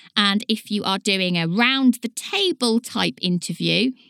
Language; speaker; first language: English; native; English